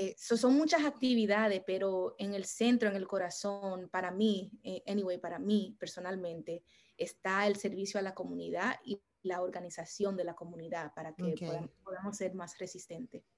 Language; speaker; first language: Spanish; early bilingual, heritage; Spanish